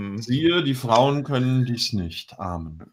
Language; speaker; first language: German; native; German